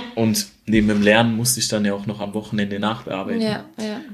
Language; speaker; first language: German; native; German